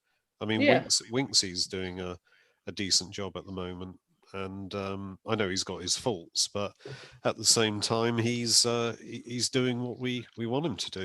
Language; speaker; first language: English; native; English